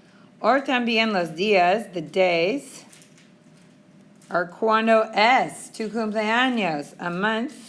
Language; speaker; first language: Spanish; non-native, fluent; English